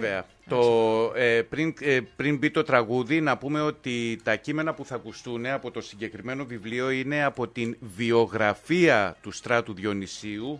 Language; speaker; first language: Greek; native; Greek